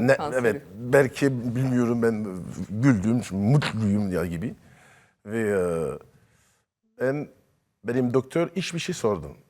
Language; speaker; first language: Turkish; non-native, learner; French